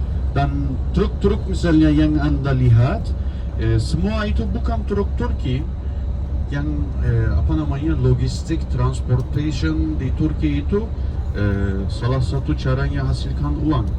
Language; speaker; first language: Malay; non-native, fluent; Turkish